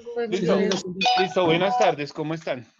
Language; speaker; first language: Spanish; native; Spanish